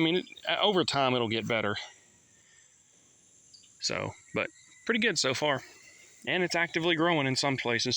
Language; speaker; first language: English; native; English